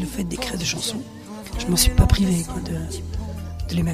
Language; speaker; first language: French; early bilingual, other home language; Spanish